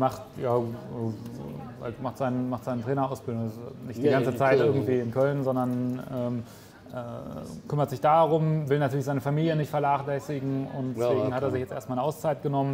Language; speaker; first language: German; native; German